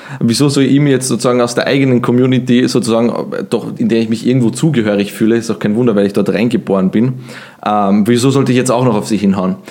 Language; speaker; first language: German; early bilingual, other home language; Bosnian